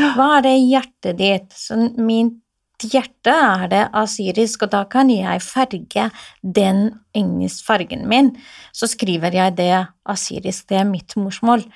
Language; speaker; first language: Norwegian; non-native, fluent; Assyrian Neo-Aramaic